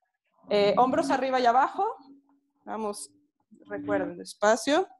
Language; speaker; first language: Spanish; native; Spanish